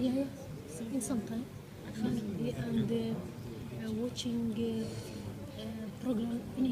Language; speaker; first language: English; non-native, learner; Kurdish